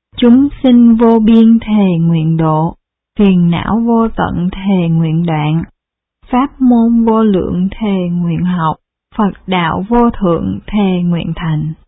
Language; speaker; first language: Vietnamese; early bilingual, heritage; Vietnamese